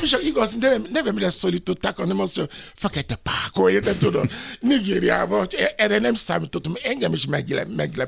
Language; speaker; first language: Hungarian; non-native, fluent; Yoruba